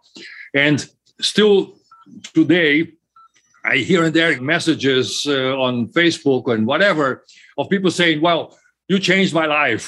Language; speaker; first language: English; non-native, fluent; German